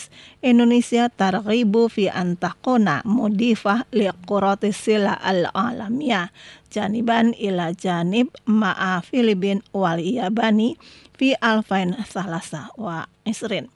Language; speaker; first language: Arabic; non-native, fluent; Indonesian